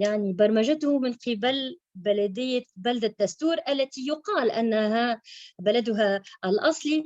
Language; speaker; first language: Arabic; native; Arabic